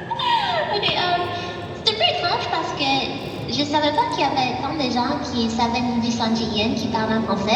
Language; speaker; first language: French; non-native, fluent; English